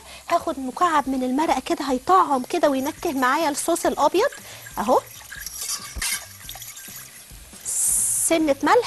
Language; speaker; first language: Arabic; native; Arabic